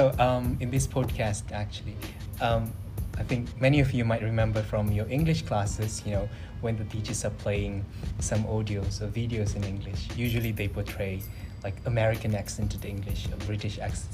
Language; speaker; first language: English; non-native, local second language; Malay